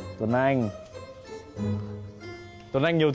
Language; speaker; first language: Vietnamese; native; Vietnamese